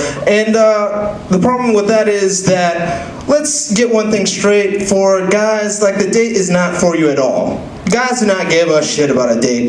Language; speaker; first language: English; native; English